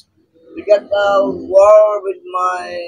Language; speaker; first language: English; non-native, local second language; Filipino